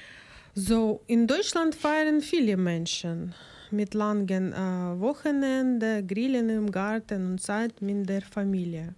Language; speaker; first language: German; non-native, learner; Ukrainian